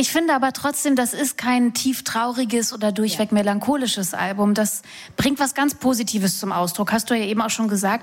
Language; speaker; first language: German; native; German